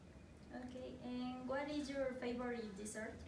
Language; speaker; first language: English; non-native, learner; Spanish